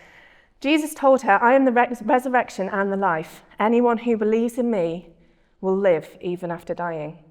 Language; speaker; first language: English; native; English